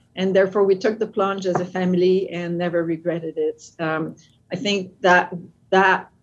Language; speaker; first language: English; non-native, fluent; French